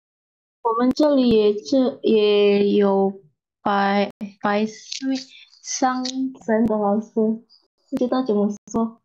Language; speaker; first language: Chinese; non-native, learner; Indonesian